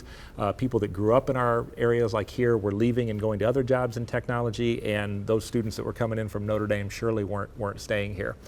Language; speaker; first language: English; native; English